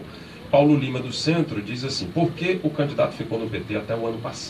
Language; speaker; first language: Portuguese; native; Portuguese